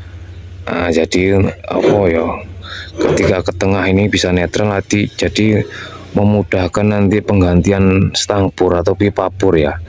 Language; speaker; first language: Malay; non-native, local second language; Javanese